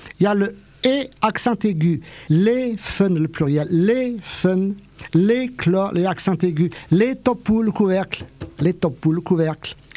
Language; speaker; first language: French; native; French